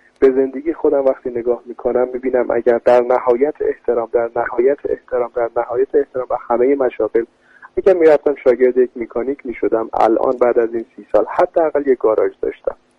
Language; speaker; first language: Persian; non-native, local second language; Kurdish